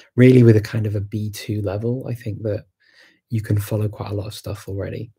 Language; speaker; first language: English; native; English